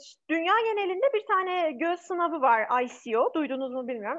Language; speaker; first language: Turkish; non-native, fluent; Persian